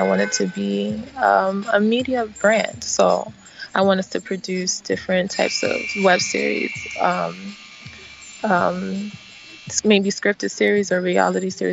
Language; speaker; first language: English; native; English